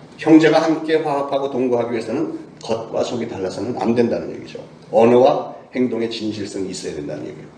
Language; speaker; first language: Korean; native; Korean